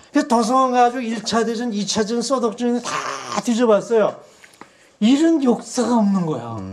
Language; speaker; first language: Korean; native; Korean